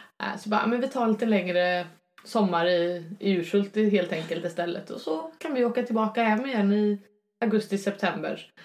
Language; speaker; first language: Swedish; native; Swedish